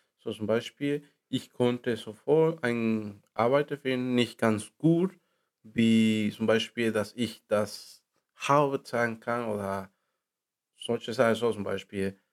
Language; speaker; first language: German; non-native, learner; Spanish